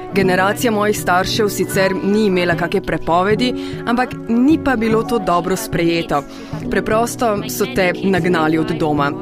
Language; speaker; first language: Slovenian; non-native, fluent; Spanish